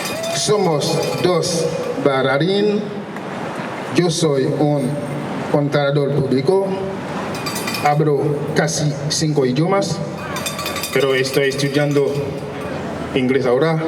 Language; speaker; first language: Spanish; non-native, local second language; Haitian Creole